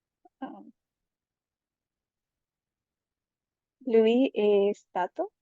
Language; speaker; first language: Italian; non-native, learner; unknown